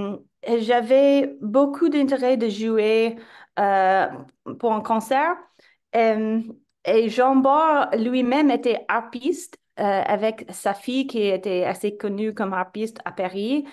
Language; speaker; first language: French; non-native, fluent; English